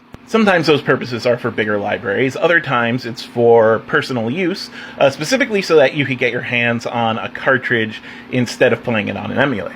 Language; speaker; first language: English; native; English